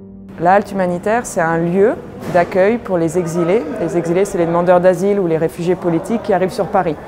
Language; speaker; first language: French; native; French